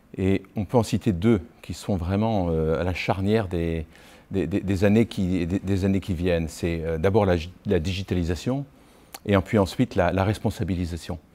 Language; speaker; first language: French; native; French